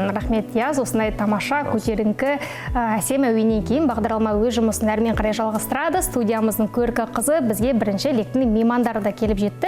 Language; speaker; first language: Kazakh; native; Kazakh